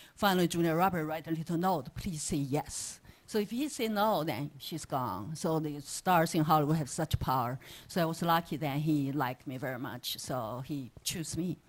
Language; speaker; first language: English; non-native, fluent; Chinese